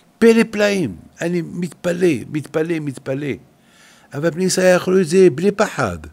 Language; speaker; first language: Hebrew; non-native, fluent; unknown